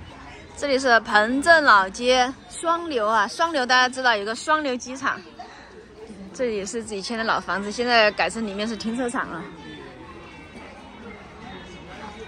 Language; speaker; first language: Chinese; native; Chinese